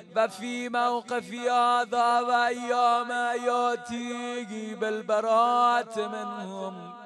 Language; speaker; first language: Arabic; non-native, fluent; Persian